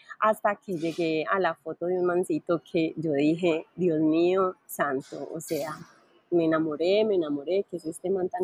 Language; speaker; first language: Spanish; native; Spanish